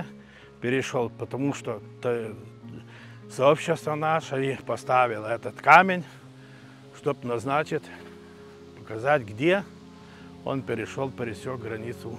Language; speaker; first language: Russian; non-native, local second language; Lithuanian